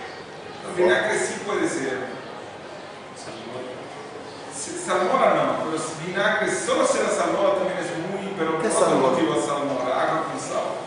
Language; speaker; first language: Spanish; non-native, fluent; Portuguese